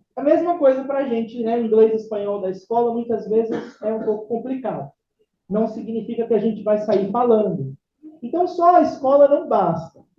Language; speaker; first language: Portuguese; native; Portuguese